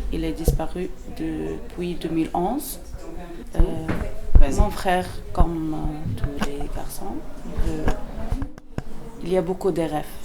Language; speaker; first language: French; non-native, learner; Arabic